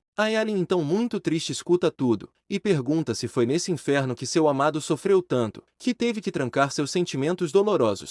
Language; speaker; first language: Portuguese; native; Portuguese